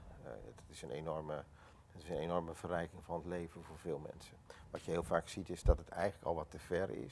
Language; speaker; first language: Dutch; native; Dutch